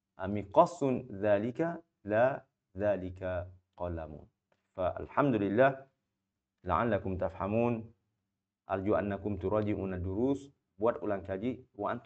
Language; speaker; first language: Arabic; non-native, fluent; Malay